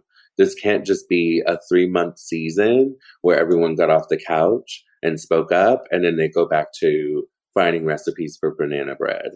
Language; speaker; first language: English; native; English